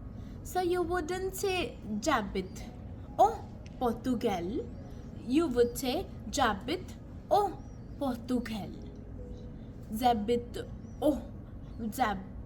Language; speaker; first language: French; non-native, fluent; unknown